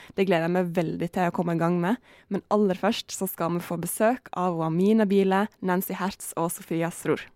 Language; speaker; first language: Norwegian; native; Norwegian